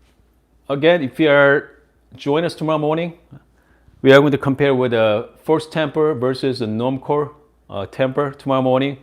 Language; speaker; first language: English; non-native, fluent; Korean